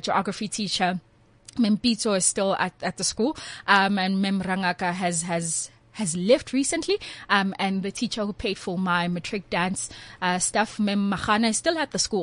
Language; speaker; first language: English; non-native, local second language; Swati